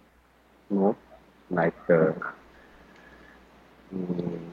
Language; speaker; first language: English; non-native, learner; Chinese